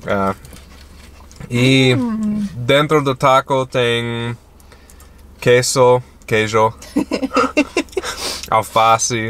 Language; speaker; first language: Portuguese; non-native, fluent; English